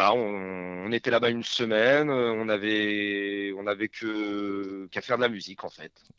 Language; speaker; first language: French; native; French